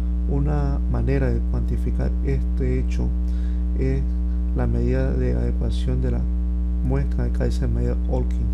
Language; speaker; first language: Spanish; native; Spanish